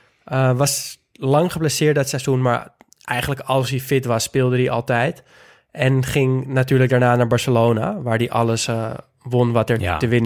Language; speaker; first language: Dutch; native; Dutch